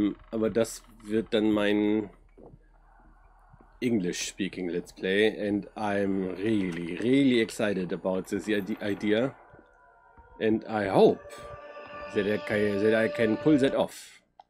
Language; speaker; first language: English; non-native, fluent; German